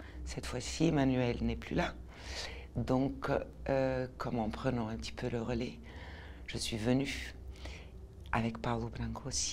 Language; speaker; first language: French; non-native, fluent; Portuguese